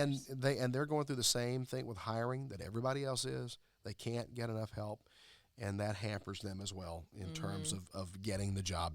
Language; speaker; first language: English; native; English